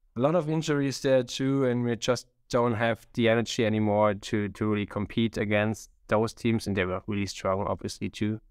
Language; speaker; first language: English; non-native, fluent; German